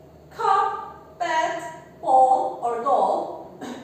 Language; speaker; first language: English; non-native, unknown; Turkish